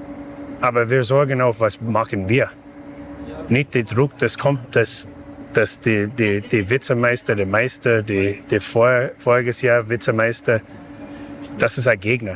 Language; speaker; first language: German; non-native, learner; English